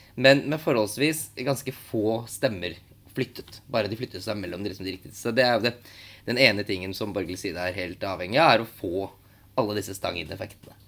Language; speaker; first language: Norwegian; native; Norwegian